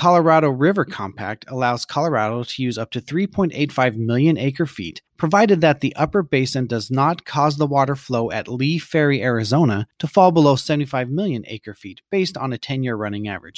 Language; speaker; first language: English; native; English